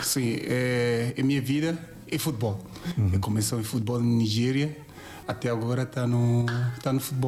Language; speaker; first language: Portuguese; non-native, learner; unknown